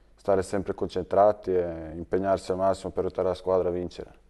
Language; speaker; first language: Italian; early bilingual, other home language; Serbian